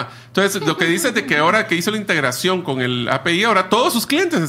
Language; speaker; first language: Spanish; native; Spanish